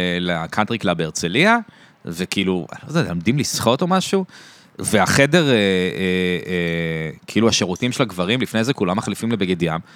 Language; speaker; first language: Hebrew; native; Hebrew